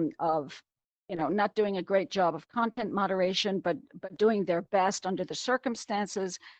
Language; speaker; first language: English; native; English